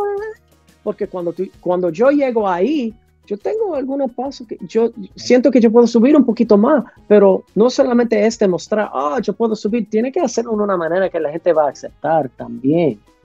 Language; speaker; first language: Spanish; early bilingual, heritage; English